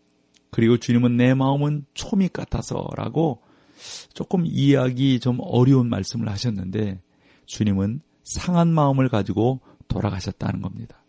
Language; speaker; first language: Korean; native; Korean